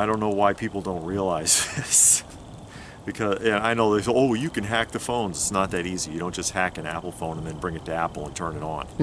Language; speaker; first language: English; native; English